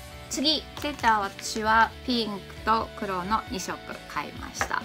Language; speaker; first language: Japanese; native; Japanese